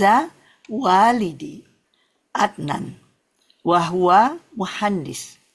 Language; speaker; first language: Arabic; non-native, learner; Indonesian